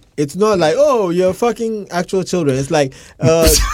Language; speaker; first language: English; non-native, local second language; Akan